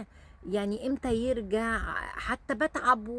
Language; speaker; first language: Arabic; native; Arabic